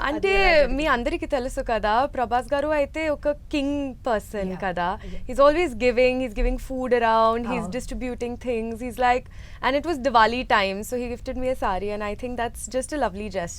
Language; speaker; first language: Telugu; non-native, learner; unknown